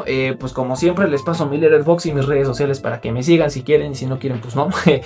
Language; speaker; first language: Spanish; native; Spanish